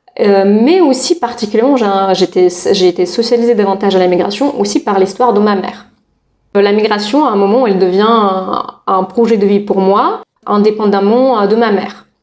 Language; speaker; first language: French; non-native, fluent; Russian